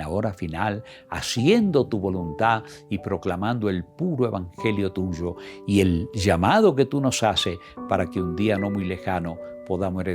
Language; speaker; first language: Spanish; native; Spanish